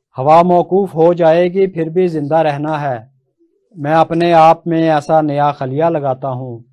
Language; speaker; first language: Urdu; native; Urdu